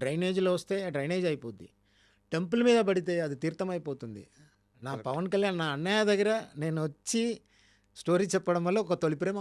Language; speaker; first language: Telugu; non-native, fluent; Tamil